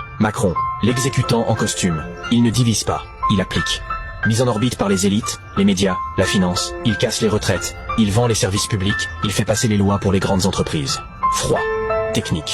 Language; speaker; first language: French; native; French